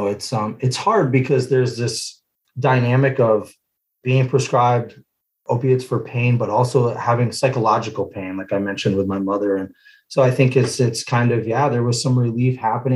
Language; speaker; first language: English; native; English